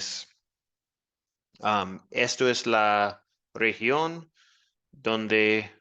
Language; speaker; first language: Spanish; non-native, fluent; English